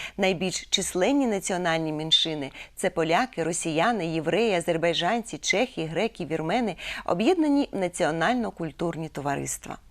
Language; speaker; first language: Ukrainian; native; Ukrainian